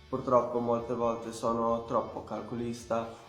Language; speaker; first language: Italian; non-native, learner; Portuguese